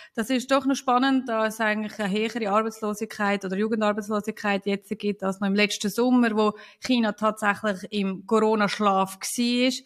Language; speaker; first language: German; native; German